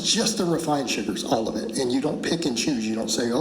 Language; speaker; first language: English; native; English